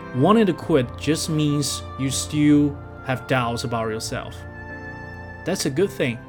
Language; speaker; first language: English; non-native, fluent; Chinese